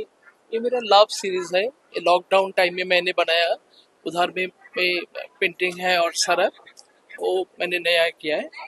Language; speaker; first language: Hindi; non-native, local second language; Bangla